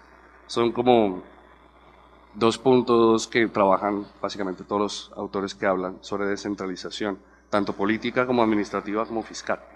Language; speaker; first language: Spanish; native; Spanish